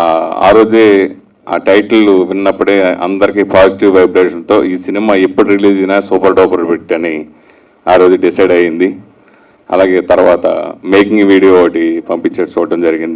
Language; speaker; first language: Telugu; native; Telugu